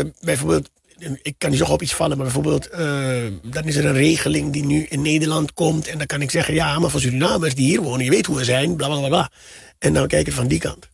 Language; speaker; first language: Dutch; native; Dutch